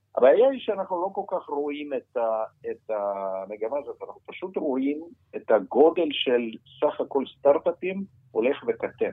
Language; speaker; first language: Hebrew; non-native, fluent; Russian